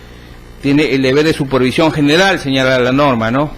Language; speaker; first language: Spanish; native; Spanish